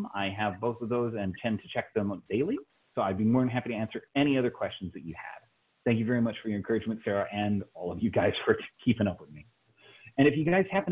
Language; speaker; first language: English; native; English